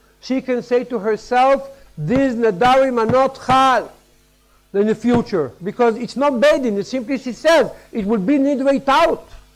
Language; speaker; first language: English; non-native, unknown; Hebrew